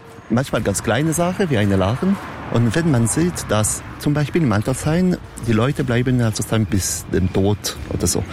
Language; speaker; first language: German; non-native, local second language; French